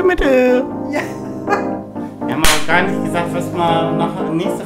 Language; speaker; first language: German; native; German